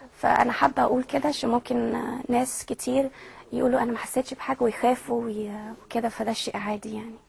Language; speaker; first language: Arabic; early bilingual, heritage; Arabic